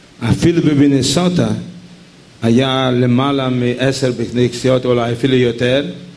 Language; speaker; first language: Hebrew; non-native, fluent; Yiddish